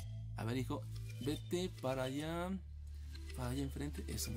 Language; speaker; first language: Spanish; native; Spanish